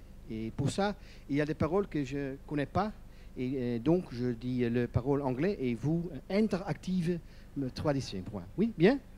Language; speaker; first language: French; non-native, learner; Dutch